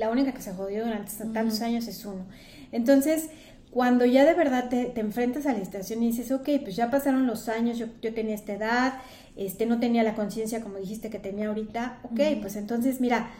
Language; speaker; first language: Spanish; native; Spanish